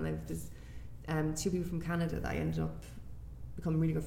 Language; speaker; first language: English; native; English